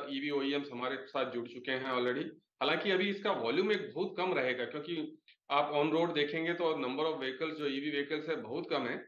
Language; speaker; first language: Hindi; native; Hindi